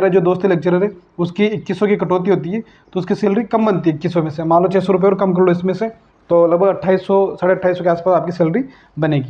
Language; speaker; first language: Hindi; native; Hindi